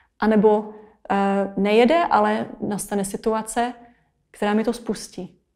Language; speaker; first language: Czech; native; Czech